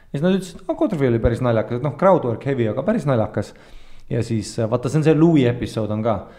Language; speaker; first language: Estonian; early bilingual, heritage; Estonian